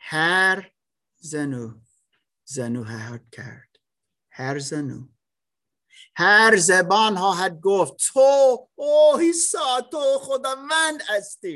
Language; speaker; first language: Persian; non-native, learner; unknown